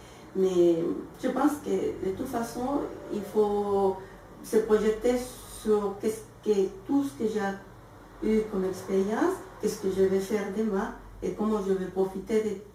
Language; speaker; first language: French; non-native, fluent; Spanish